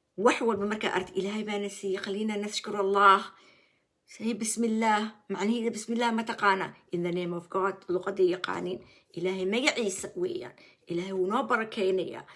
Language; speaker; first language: Somali; early bilingual, heritage; Somali